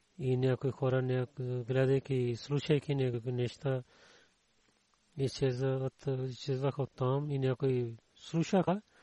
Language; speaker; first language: Bulgarian; non-native, learner; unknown